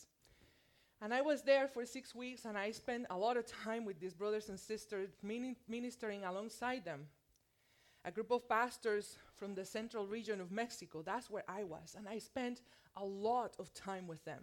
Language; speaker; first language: English; non-native, fluent; Spanish